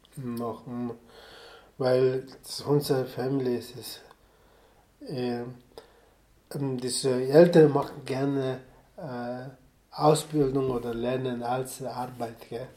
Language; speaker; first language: German; non-native, learner; Sherpa